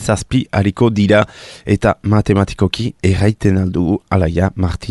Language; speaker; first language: Basque; native; Basque